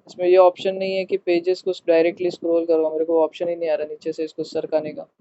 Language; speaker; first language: Hindi; non-native, local second language; Marathi